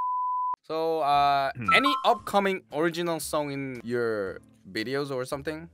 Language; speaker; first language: English; non-native, learner; Korean